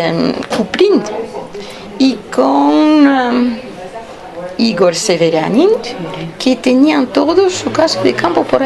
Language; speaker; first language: Spanish; non-native, fluent; Russian